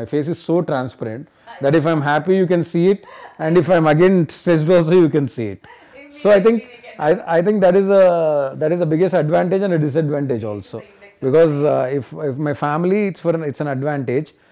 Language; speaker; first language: English; non-native, local second language; Telugu